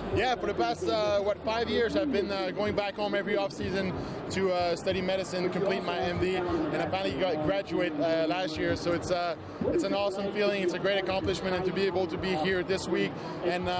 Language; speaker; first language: English; non-native, fluent; French